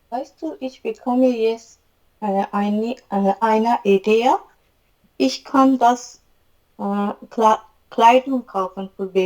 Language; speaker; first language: German; non-native, learner; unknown